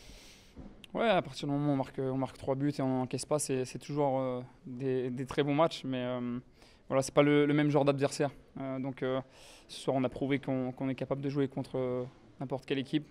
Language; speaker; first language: French; native; French